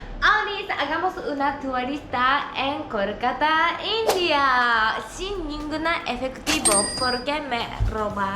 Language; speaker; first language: Spanish; non-native, learner; Japanese